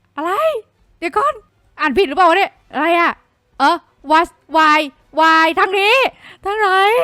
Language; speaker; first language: Thai; native; Thai